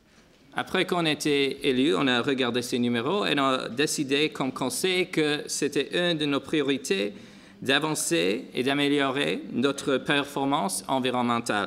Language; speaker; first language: French; non-native, local second language; English